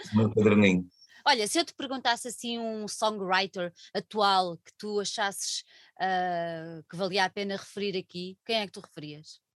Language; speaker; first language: Portuguese; native; Portuguese